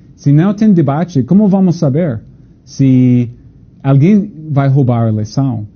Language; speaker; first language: Portuguese; non-native, fluent; English